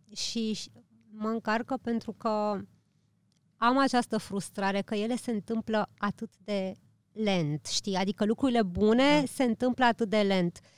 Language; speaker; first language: Romanian; early bilingual, heritage; Romanian